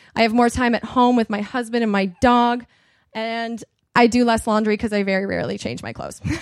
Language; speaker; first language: English; native; English